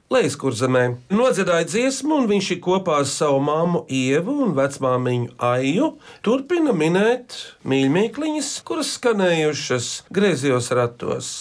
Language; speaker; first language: Latvian; native; Latvian